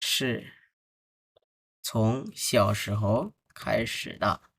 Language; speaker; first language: Chinese; non-native, fluent; Bangla